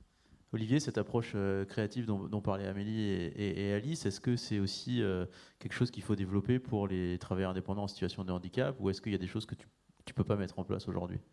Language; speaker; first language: French; native; French